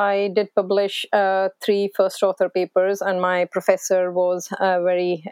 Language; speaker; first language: English; non-native, local second language; Hindi